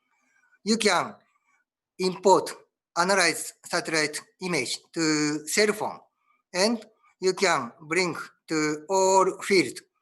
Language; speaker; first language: English; non-native, learner; Japanese